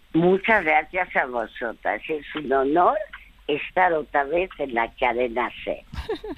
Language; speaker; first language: Spanish; early bilingual, other home language; French